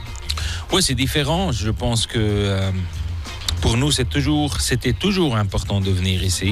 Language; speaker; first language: French; non-native, local second language; German